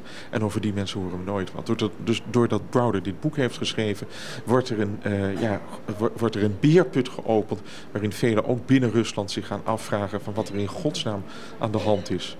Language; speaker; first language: Dutch; native; Dutch